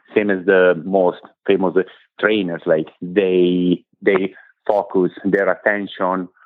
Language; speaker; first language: English; non-native, fluent; Italian